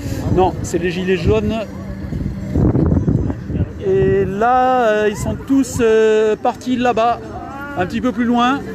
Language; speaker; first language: French; native; French